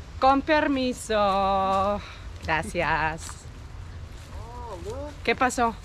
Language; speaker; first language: Spanish; non-native, fluent; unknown